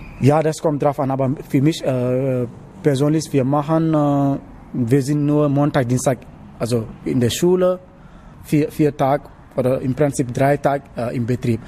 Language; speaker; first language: German; non-native, learner; Wolof